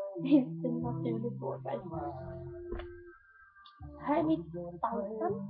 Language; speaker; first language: Swedish; non-native, learner; Korean